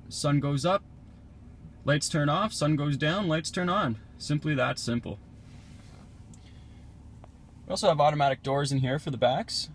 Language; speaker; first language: English; native; English